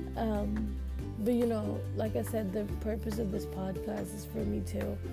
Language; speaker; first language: English; non-native, local second language; Filipino